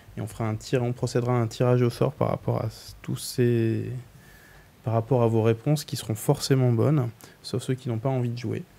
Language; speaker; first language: French; native; French